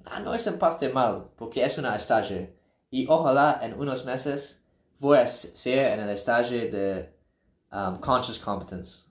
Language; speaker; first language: Spanish; non-native, learner; English